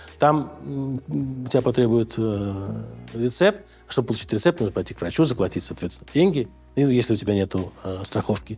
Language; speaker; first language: Russian; native; Russian